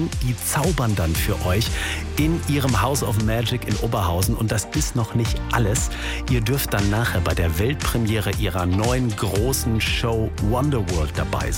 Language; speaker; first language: German; native; German